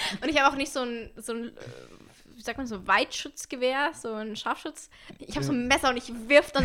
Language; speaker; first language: German; native; German